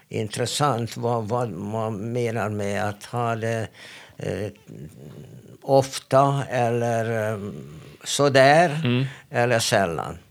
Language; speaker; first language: Swedish; non-native, fluent; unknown